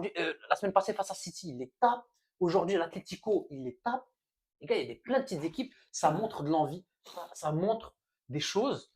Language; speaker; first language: French; native; French